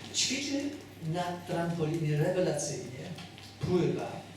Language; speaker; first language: Polish; native; Polish